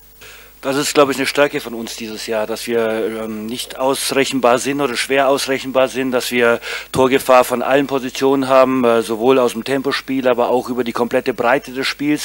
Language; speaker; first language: German; native; German